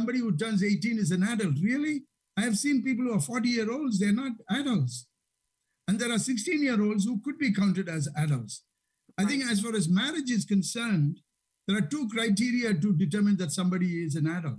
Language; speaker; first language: English; non-native, local second language; Tamil